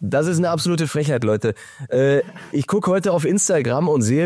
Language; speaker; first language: German; native; German